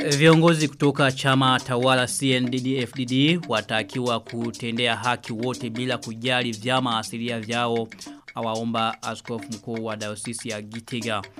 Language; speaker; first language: Swahili; non-native, local second language; Rundi